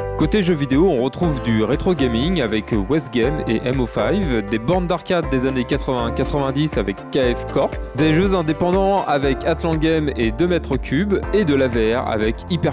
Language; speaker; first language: French; native; French